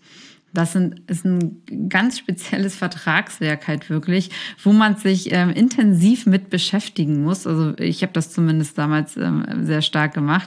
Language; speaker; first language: German; native; German